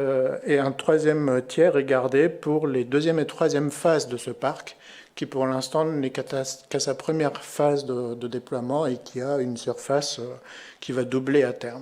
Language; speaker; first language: French; native; French